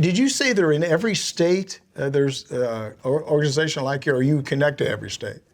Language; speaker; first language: English; native; English